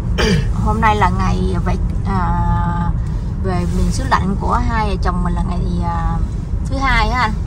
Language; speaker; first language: Vietnamese; native; Vietnamese